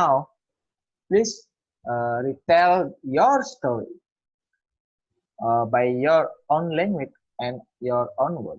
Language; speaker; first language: English; non-native, learner; Indonesian